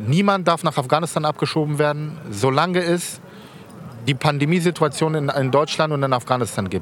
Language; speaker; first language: German; early bilingual, other home language; Persian